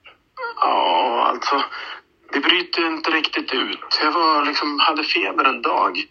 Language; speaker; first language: Swedish; native; Swedish